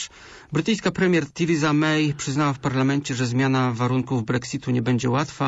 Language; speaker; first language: Polish; native; Polish